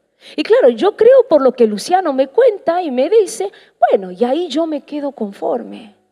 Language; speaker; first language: Spanish; native; Spanish